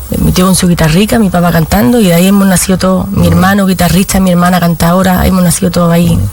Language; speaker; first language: Spanish; native; Spanish